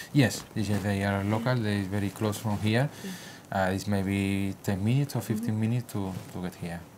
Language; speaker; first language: English; non-native, fluent; Greek